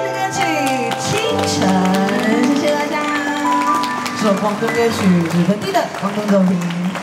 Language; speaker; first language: Chinese; non-native, local second language; Cantonese